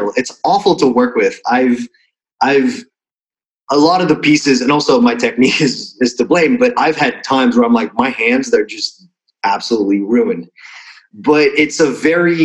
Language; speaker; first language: English; non-native, fluent; Russian